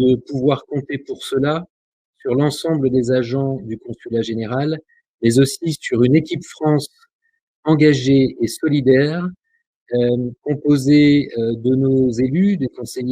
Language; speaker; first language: French; native; French